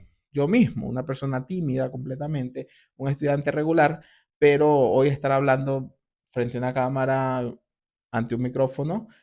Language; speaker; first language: Spanish; native; Spanish